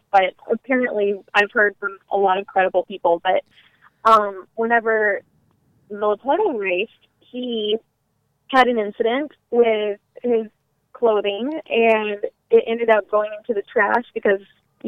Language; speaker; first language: English; native; English